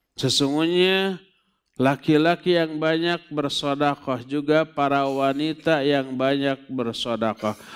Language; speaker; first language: Indonesian; non-native, local second language; Sundanese